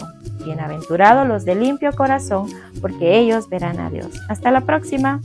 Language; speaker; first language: Spanish; native; Spanish